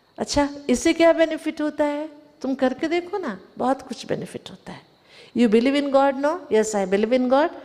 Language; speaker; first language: Hindi; non-native, local second language; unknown